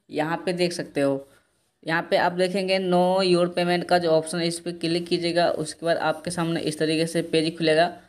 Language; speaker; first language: Hindi; native; Hindi